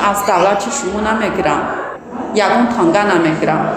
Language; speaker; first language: Tajik; non-native, learner; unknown